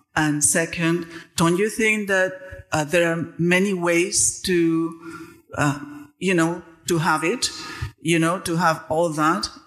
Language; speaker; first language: English; non-native, fluent; Spanish